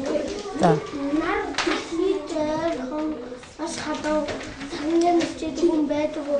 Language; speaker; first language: Mongolian; native; Mongolian